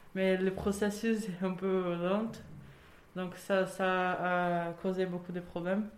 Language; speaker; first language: French; non-native, fluent; Portuguese